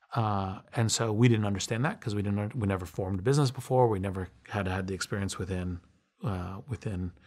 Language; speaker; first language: English; native; English